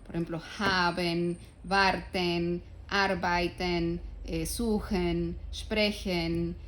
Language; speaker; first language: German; non-native, fluent; Spanish